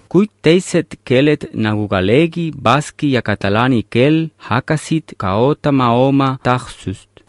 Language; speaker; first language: Estonian; non-native, learner; Catalan